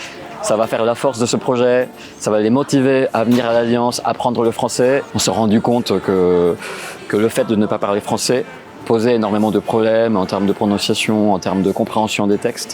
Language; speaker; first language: French; non-native, fluent; Spanish